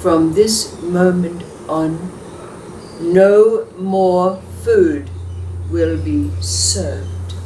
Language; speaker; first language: English; native; English